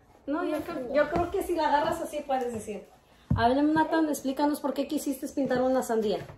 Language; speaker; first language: Spanish; early bilingual, heritage; Spanish